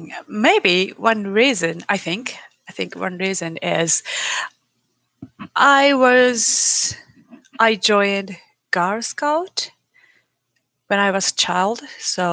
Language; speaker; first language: English; non-native, learner; Japanese